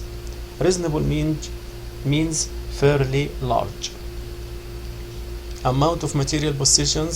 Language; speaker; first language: English; non-native, fluent; Arabic